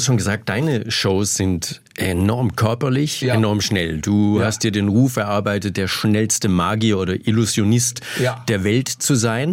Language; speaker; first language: German; native; German